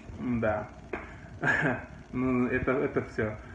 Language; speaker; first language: Russian; non-native, learner; English